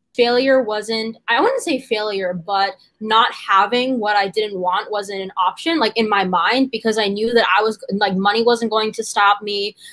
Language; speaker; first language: English; native; English